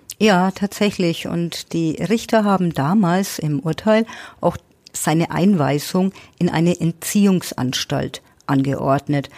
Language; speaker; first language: German; native; German